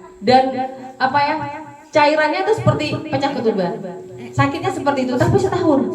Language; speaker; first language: Indonesian; non-native, local second language; Madurese